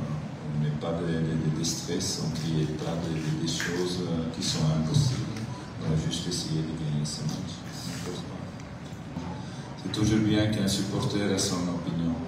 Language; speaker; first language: French; non-native, local second language; Dutch